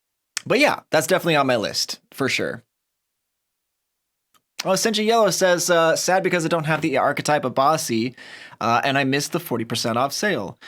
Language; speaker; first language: English; native; English